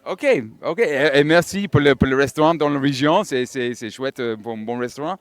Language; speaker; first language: French; non-native, learner; English